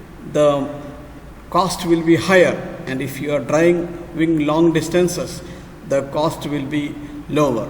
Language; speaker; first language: English; non-native, local second language; Malayalam